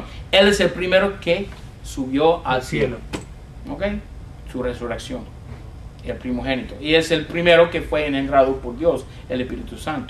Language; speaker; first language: Spanish; non-native, fluent; English